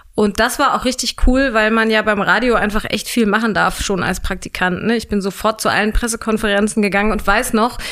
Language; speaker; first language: German; native; German